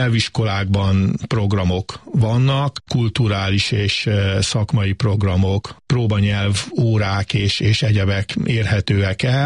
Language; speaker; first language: Hungarian; native; Hungarian